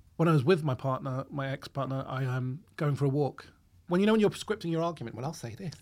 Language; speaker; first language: English; native; English